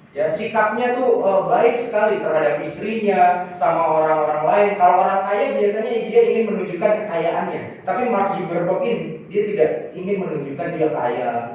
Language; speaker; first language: Indonesian; native; Indonesian